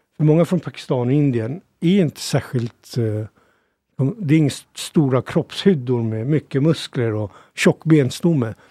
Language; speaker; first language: Swedish; early bilingual, other home language; Punjabi